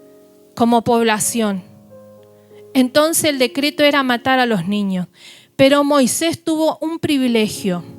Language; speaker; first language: Spanish; native; Spanish